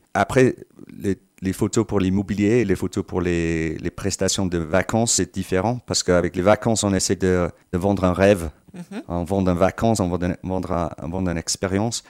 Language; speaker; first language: French; non-native, fluent; English